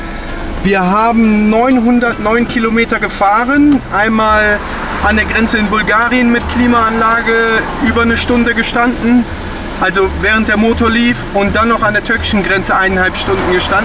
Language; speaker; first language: German; native; German